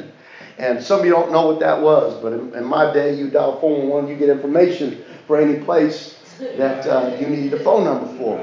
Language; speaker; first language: English; native; English